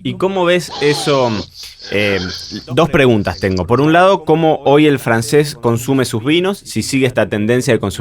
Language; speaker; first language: Spanish; native; Spanish